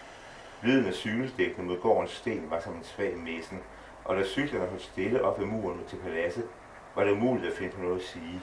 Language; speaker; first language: Danish; native; Danish